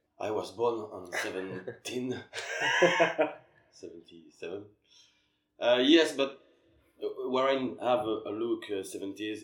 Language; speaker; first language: English; non-native, learner; French